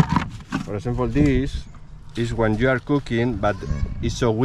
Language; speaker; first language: English; non-native, learner; Spanish